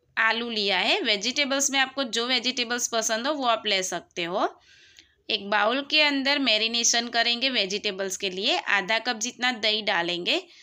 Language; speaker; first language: Hindi; non-native, local second language; Gujarati